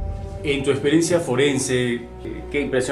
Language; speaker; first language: Spanish; native; Spanish